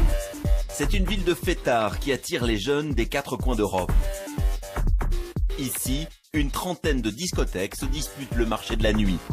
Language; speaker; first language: French; native; French